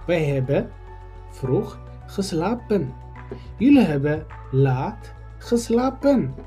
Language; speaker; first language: Dutch; non-native, learner; Tigrinya